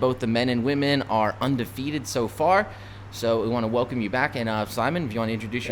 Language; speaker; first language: English; native; English